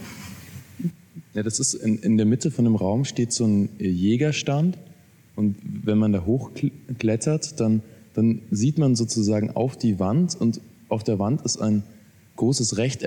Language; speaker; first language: German; native; German